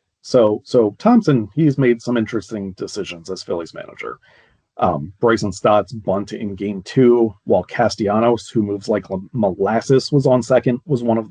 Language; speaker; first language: English; native; English